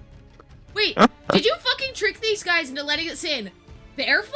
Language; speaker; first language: English; native; English